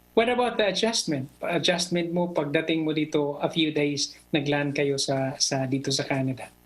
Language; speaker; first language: Filipino; non-native, local second language; Cebuano